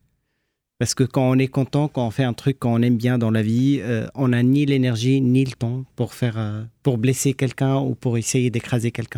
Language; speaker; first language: French; non-native, fluent; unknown